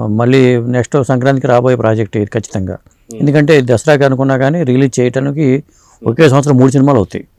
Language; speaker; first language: Telugu; native; Telugu